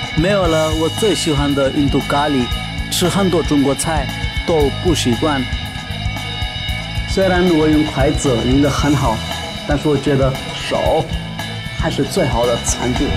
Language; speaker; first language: Chinese; non-native, local second language; Hindi